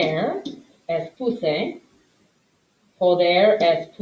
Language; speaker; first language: Spanish; non-native, fluent; English